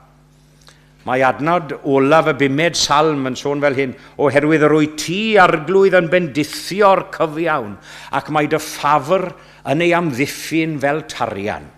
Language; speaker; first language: Welsh; native; Welsh